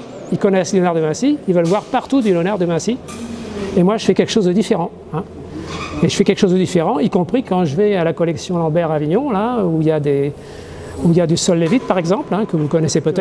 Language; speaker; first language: French; native; French